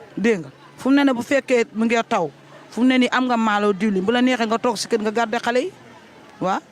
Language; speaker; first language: Wolof; native; Wolof